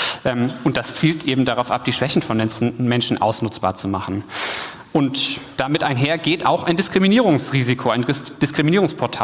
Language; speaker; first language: German; native; German